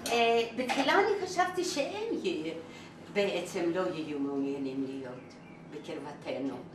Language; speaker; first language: Hebrew; non-native, fluent; Greek